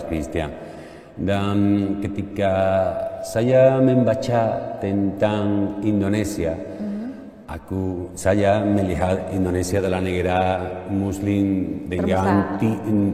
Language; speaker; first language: Indonesian; non-native, learner; Spanish